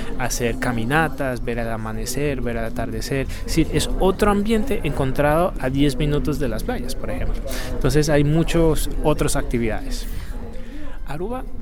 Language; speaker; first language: Spanish; non-native, fluent; Papiamento